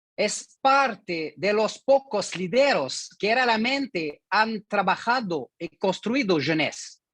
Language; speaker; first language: Spanish; non-native, learner; French